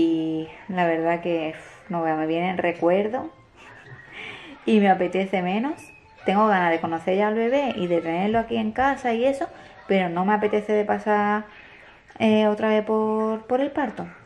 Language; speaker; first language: Spanish; native; Spanish